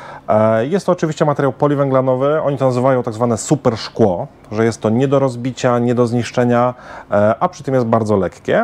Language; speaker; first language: Polish; native; Polish